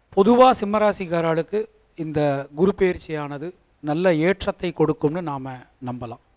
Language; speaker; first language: Tamil; native; Tamil